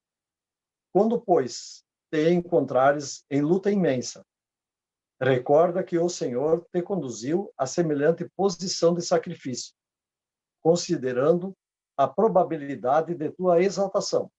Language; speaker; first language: Portuguese; native; Portuguese